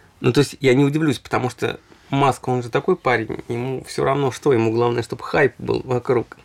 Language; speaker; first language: Russian; native; Russian